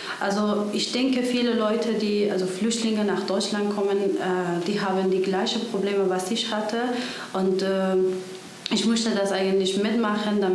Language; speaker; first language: German; non-native, fluent; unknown